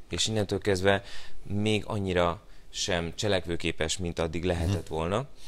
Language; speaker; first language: Hungarian; early bilingual, other home language; Spanish